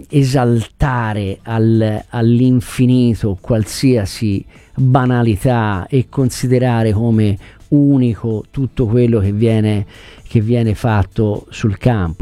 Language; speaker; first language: Italian; native; Italian